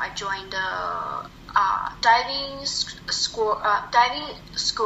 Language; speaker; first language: English; non-native, learner; Chinese